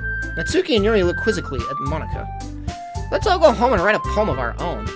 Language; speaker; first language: English; native; English